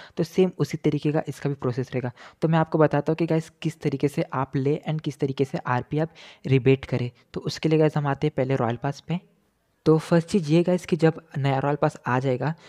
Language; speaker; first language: Hindi; native; Hindi